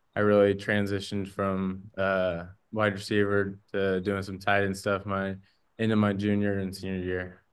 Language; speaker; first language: English; native; English